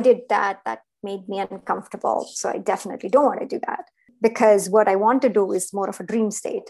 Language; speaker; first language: English; non-native, local second language; Hindi